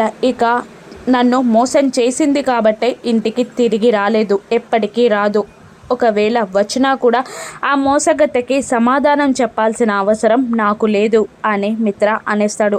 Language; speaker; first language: Telugu; native; Telugu